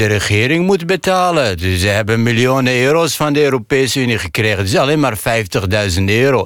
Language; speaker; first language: Dutch; non-native, fluent; Arabic